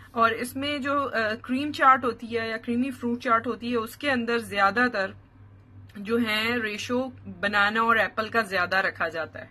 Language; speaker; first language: Urdu; native; Urdu